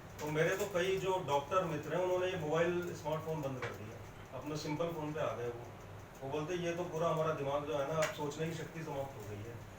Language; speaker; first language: Hindi; native; Hindi